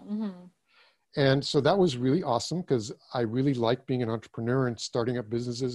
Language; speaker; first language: English; early bilingual, other home language; German